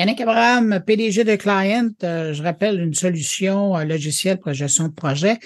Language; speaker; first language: French; native; French